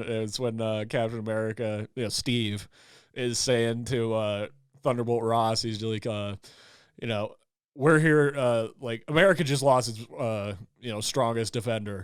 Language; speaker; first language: English; native; English